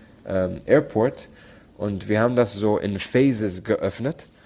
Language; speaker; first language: German; non-native, learner; Arabic